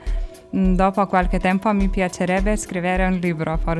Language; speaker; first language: Italian; non-native, learner; Lithuanian